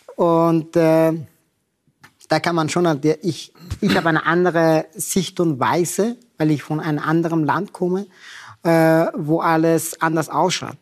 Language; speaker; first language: German; non-native, fluent; Persian